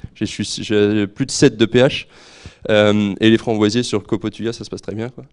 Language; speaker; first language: French; native; French